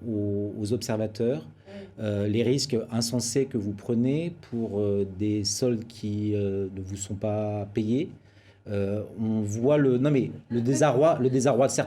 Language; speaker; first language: French; native; French